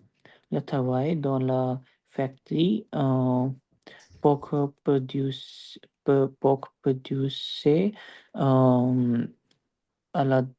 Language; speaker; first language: French; non-native, learner; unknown